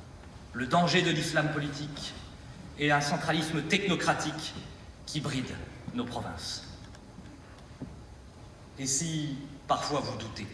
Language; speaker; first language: French; native; French